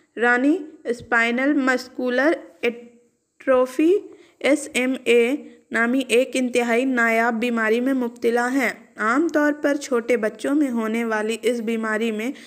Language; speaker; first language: Hindi; non-native, local second language; Urdu